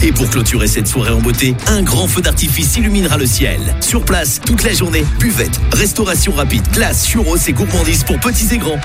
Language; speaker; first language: French; native; French